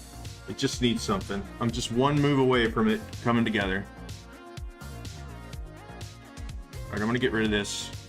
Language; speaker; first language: English; native; English